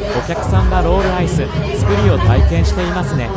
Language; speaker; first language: Japanese; non-native, fluent; Khmer